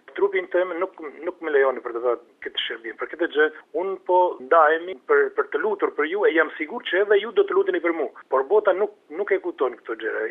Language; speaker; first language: Albanian; non-native, fluent; Italian